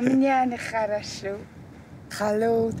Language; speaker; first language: Russian; non-native, learner; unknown